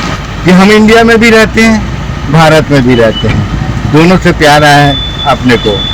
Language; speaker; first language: Hindi; native; Hindi